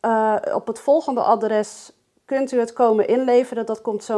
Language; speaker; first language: Dutch; native; Dutch